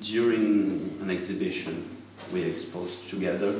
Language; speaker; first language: English; non-native, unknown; Italian